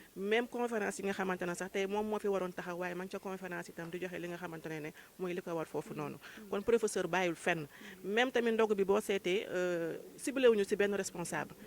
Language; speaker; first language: Wolof; native; Wolof